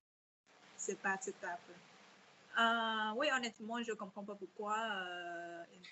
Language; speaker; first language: French; non-native, fluent; Vietnamese